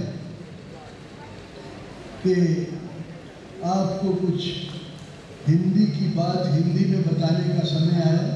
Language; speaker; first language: Hindi; native; Hindi